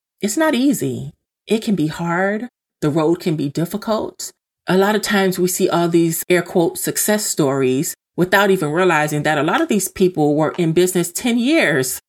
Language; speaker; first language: English; native; English